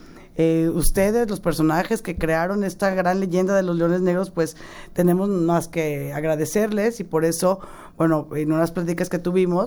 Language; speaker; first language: Spanish; native; Spanish